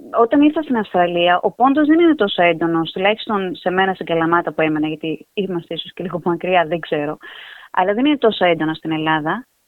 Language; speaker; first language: Greek; native; Greek